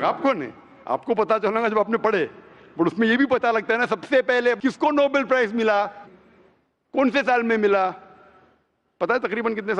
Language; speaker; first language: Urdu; non-native, local second language; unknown